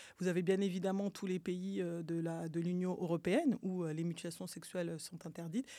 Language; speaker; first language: French; early bilingual, other home language; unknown